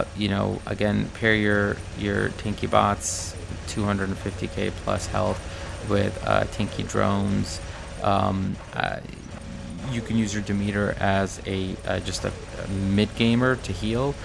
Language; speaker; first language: English; native; English